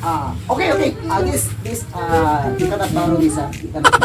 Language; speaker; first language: English; non-native, learner; Filipino